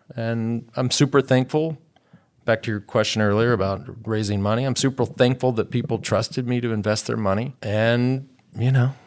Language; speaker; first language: English; native; English